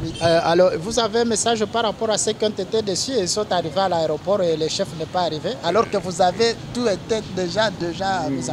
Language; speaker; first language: French; non-native, local second language; Swahili